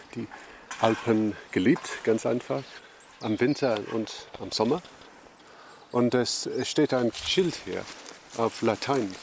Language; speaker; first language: German; non-native, learner; English